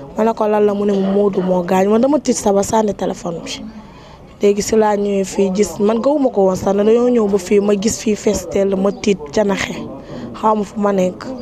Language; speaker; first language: Wolof; native; Wolof